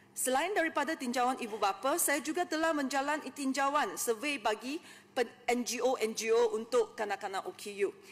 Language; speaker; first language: Malay; non-native, local second language; Chinese